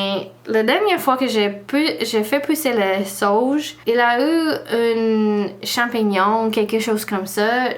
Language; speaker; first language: French; non-native, learner; English